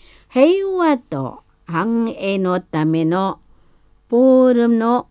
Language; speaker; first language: Japanese; non-native, learner; Indonesian